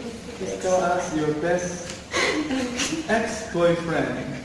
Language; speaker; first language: English; non-native, learner; Indonesian